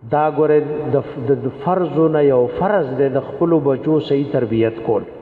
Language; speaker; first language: Pashto; native; Pashto